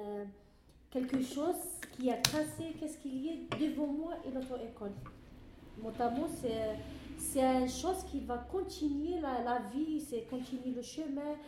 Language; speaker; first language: French; non-native, learner; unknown